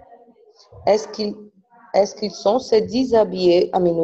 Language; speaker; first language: French; non-native, learner; Portuguese